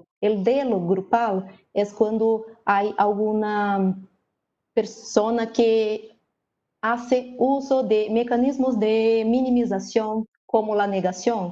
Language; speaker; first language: Spanish; non-native, learner; Portuguese